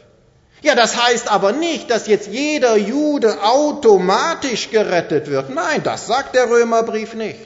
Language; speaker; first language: German; native; German